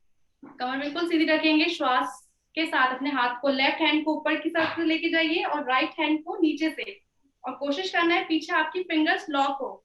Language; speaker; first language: Hindi; native; Hindi